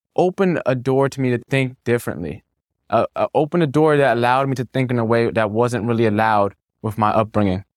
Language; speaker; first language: English; native; English